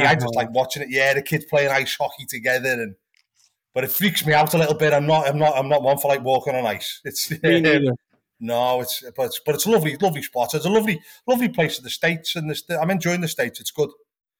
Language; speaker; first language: English; native; English